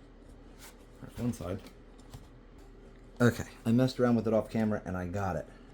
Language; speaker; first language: English; native; English